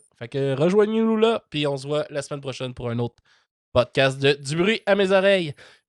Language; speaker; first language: French; native; French